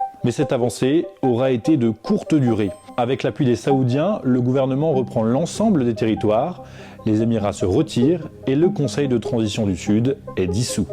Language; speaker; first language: French; native; French